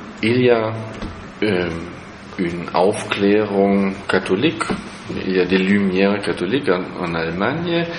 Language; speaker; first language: French; non-native, fluent; German